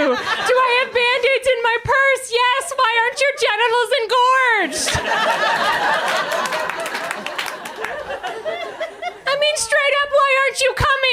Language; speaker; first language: English; native; English